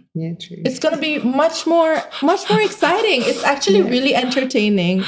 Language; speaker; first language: English; early bilingual, other home language; Indonesian